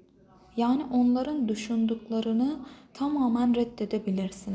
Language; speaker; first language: Turkish; non-native, fluent; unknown